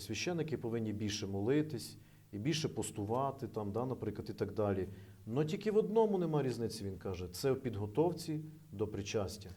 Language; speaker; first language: Ukrainian; native; Ukrainian